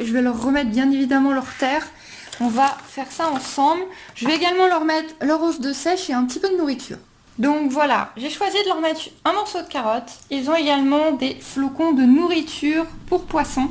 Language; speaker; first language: French; native; French